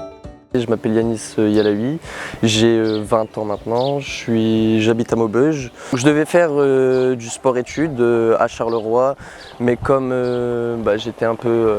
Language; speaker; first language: French; native; French